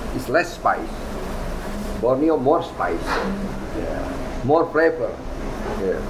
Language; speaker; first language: English; non-native, learner; Indonesian